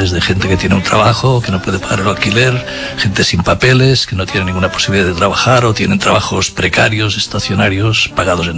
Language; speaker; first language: Spanish; native; Spanish